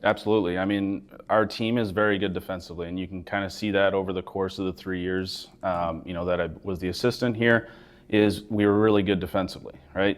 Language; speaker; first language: English; native; English